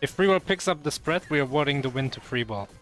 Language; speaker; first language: English; native; English